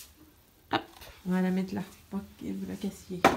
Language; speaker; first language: French; native; French